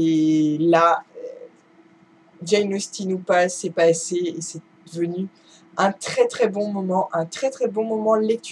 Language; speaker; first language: French; native; French